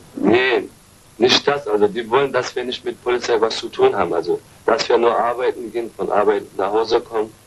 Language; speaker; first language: German; early bilingual, other home language; Turkish